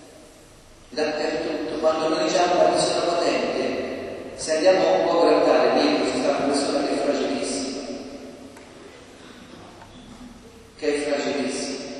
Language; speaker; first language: Italian; native; Italian